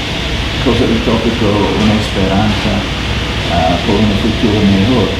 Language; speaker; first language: Spanish; non-native, fluent; English